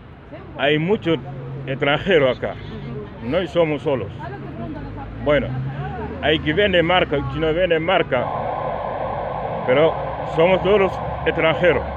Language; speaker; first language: Spanish; non-native, learner; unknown